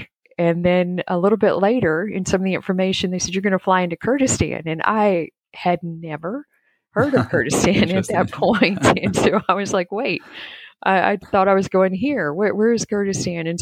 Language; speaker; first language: English; native; English